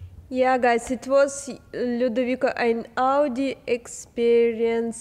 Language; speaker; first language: English; non-native, learner; Belarusian